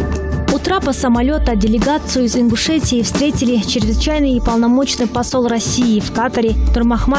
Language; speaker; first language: Russian; native; Russian